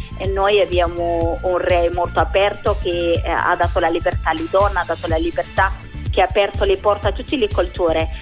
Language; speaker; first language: Italian; non-native, fluent; Arabic